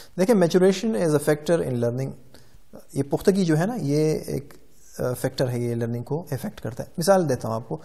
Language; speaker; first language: Urdu; non-native, local second language; Pashto